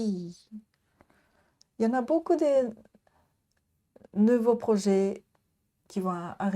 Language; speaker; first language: French; non-native, learner; Japanese